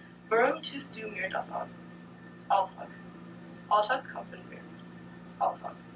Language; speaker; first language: German; non-native, learner; English